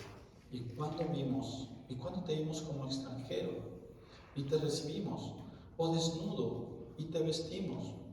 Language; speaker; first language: Spanish; native; Spanish